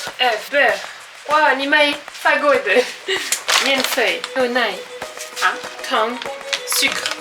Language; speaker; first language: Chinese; non-native, fluent; French